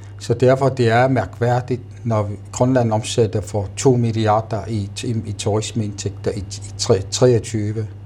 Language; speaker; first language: Danish; non-native, local second language; Kalaallisut